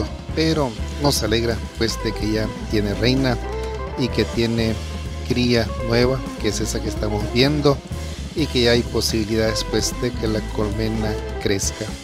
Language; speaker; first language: Spanish; native; Spanish